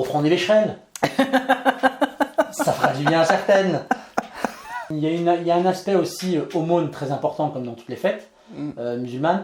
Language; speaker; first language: French; native; French